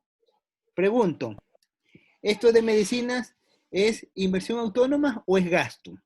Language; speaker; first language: Spanish; native; Spanish